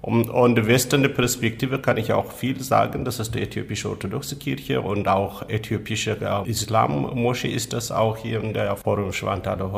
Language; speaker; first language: German; non-native, learner; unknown